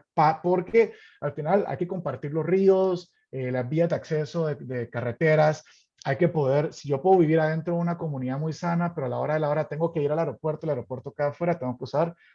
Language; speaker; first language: Spanish; native; Spanish